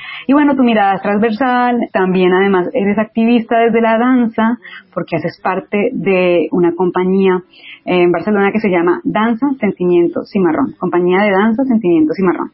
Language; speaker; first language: Spanish; native; Spanish